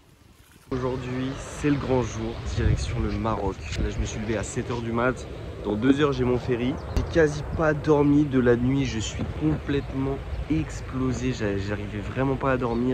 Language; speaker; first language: French; native; French